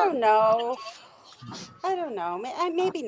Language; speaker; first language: English; native; English